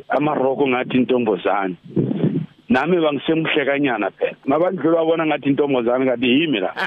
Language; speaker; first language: Zulu; non-native, local second language; Tsonga